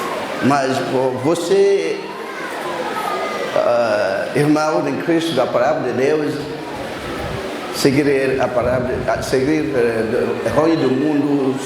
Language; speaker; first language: Portuguese; non-native, learner; Lingala